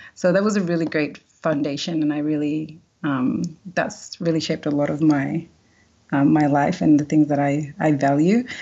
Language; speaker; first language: English; early bilingual, other home language; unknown